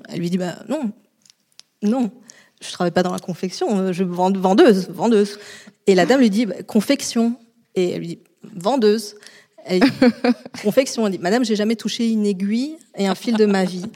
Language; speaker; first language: French; native; French